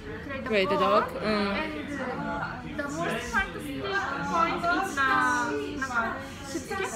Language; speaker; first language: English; non-native, learner; Japanese